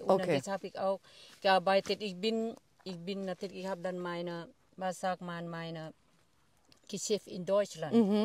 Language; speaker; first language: German; non-native, fluent; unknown